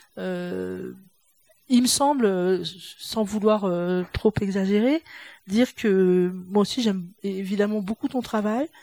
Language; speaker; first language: French; native; French